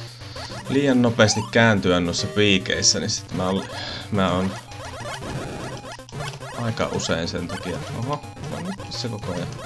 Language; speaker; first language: Finnish; native; Finnish